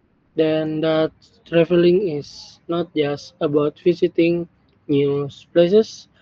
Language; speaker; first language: English; non-native, learner; Indonesian